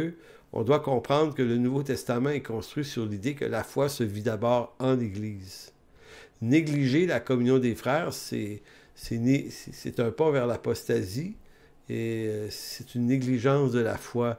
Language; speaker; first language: French; native; French